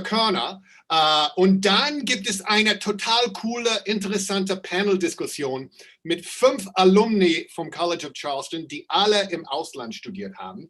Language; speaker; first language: German; non-native, fluent; English